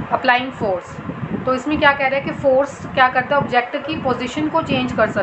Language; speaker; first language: Hindi; native; Hindi